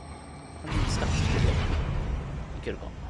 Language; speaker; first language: Japanese; native; Japanese